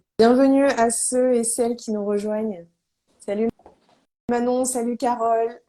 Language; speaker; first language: French; native; French